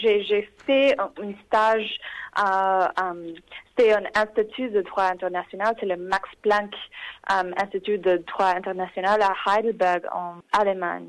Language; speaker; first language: French; non-native, fluent; English